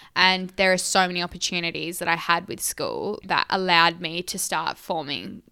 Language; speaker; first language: English; native; English